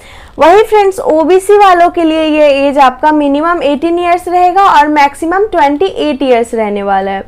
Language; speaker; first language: Hindi; native; Hindi